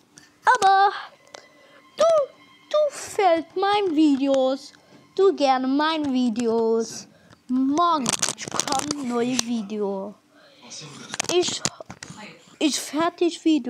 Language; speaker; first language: German; non-native, learner; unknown